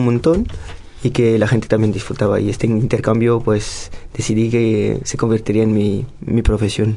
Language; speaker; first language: Spanish; non-native, fluent; French